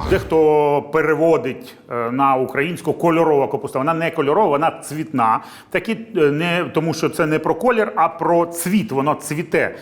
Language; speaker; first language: Ukrainian; native; Ukrainian